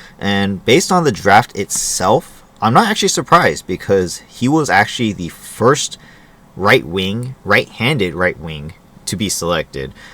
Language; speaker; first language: English; native; English